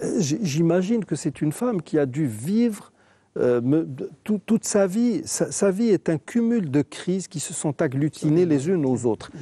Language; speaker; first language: French; non-native, local second language; Arabic